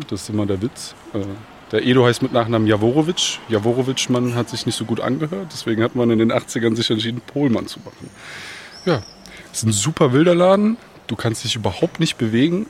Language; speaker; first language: German; early bilingual, other home language; Bosnian